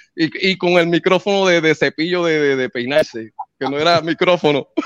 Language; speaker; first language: Spanish; native; Spanish